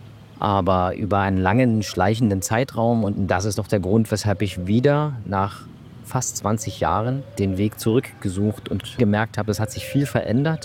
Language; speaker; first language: German; native; German